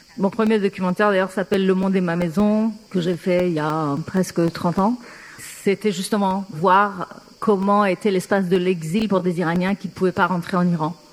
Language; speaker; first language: French; non-native, fluent; Persian